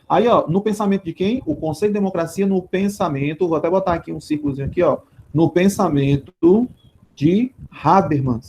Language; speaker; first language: Portuguese; native; Portuguese